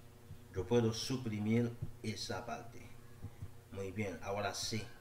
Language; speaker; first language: Spanish; non-native, learner; Haitian Creole